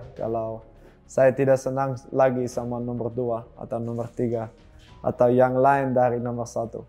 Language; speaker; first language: Indonesian; non-native, learner; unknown